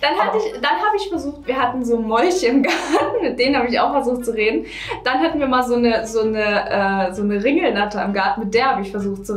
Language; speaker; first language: German; native; German